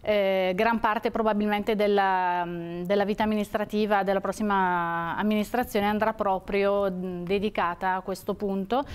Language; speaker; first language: Italian; native; Italian